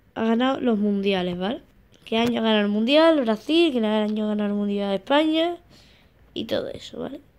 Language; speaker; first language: Spanish; native; Spanish